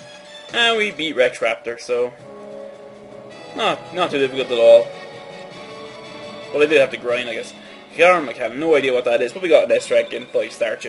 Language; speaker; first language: English; native; English